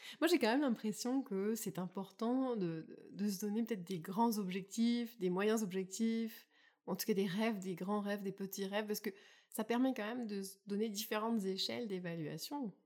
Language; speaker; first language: French; native; French